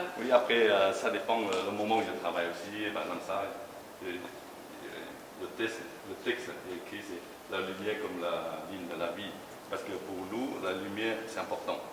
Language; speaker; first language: French; non-native, learner; Chinese